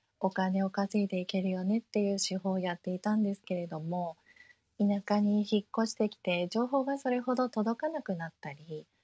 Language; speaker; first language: Japanese; early bilingual, heritage; Japanese